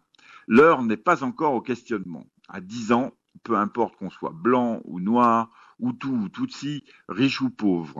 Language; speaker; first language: French; native; French